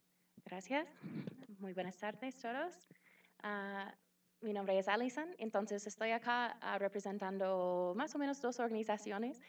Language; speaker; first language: Spanish; non-native, fluent; English